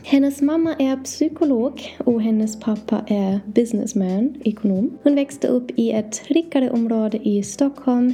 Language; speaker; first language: Swedish; non-native, learner; English